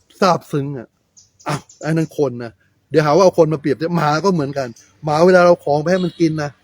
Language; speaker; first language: Thai; native; Thai